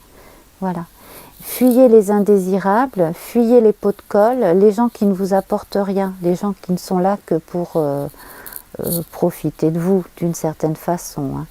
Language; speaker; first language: French; native; French